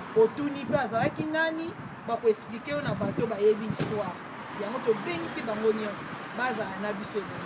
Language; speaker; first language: Lingala; non-native, local second language; Kongo